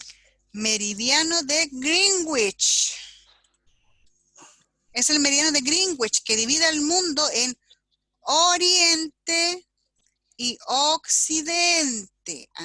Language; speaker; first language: Spanish; native; Spanish